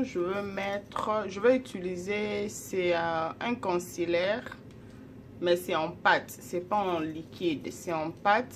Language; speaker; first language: French; non-native, local second language; Lingala